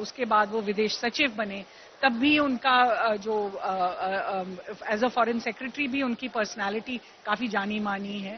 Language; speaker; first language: Hindi; native; Hindi